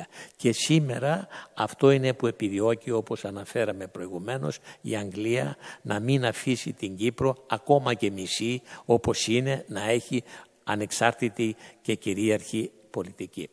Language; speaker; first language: Greek; native; Greek